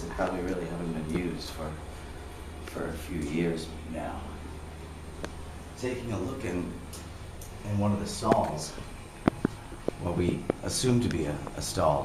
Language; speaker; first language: English; native; English